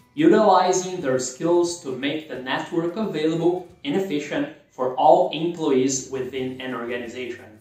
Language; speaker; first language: English; non-native, fluent; Portuguese